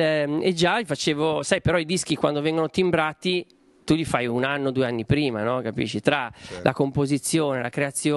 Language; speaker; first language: Italian; native; Italian